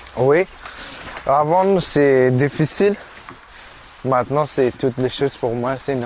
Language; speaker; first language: French; non-native, learner; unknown